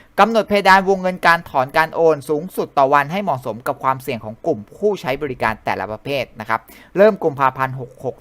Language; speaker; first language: Thai; native; Thai